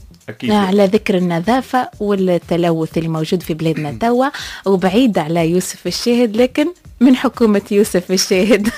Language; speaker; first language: Arabic; native; Arabic